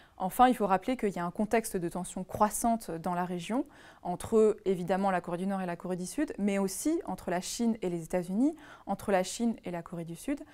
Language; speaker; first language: French; native; French